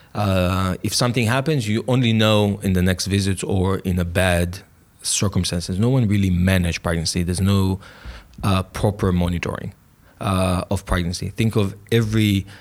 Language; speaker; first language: English; non-native, fluent; Hebrew